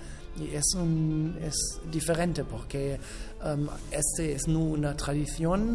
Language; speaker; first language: Spanish; non-native, learner; German